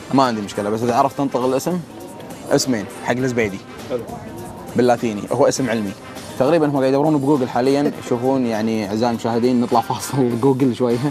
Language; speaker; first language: Arabic; native; Arabic